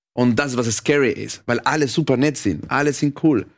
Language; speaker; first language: German; non-native, fluent; Spanish